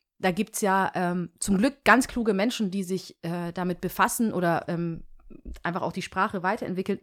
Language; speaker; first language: German; early bilingual, other home language; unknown